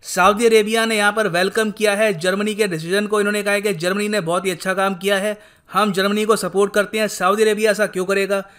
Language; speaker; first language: Hindi; native; Hindi